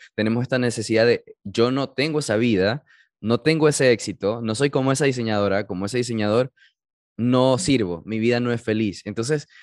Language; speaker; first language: Spanish; early bilingual, heritage; Spanish